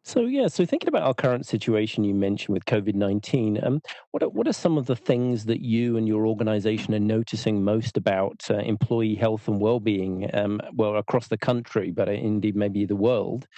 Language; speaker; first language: English; native; English